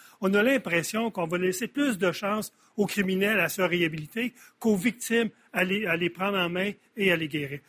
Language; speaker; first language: French; native; French